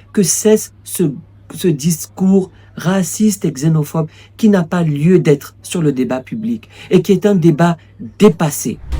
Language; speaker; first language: French; native; French